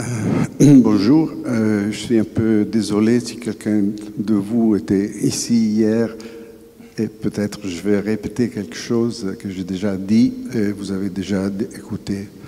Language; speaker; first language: French; non-native, fluent; Italian